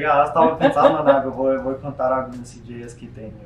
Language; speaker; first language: Portuguese; non-native, learner; English